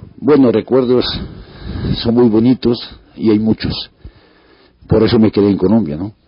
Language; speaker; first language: Spanish; non-native, fluent; French